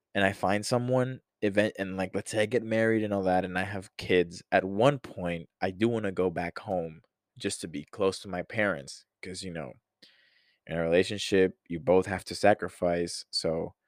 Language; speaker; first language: English; non-native, fluent; Spanish